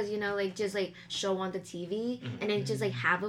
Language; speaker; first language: English; non-native, fluent; Vietnamese